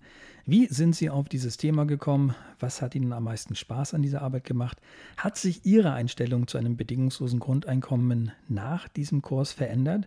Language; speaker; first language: German; native; German